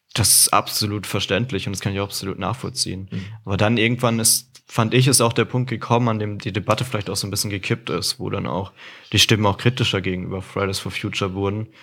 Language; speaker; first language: German; native; German